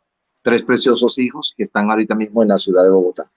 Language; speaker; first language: Spanish; native; Spanish